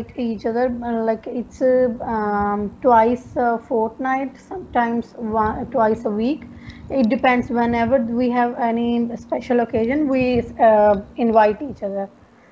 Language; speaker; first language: English; non-native, local second language; Punjabi